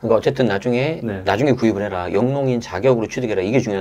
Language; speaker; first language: Korean; native; Korean